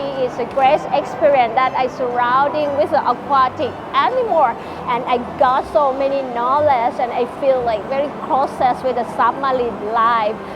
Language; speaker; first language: English; non-native, learner; Thai